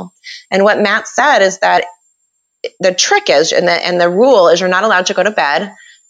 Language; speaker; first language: English; native; English